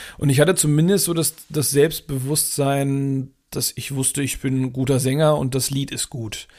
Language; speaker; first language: German; native; German